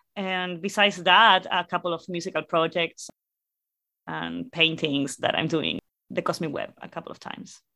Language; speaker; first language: English; non-native, fluent; Spanish